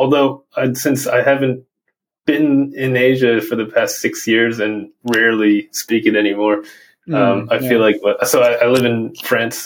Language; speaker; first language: English; native; English